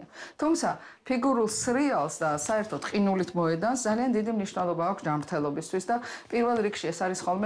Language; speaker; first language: Georgian; native; Georgian